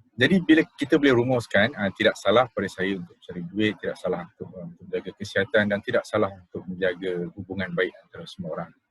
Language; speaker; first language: Malay; native; Malay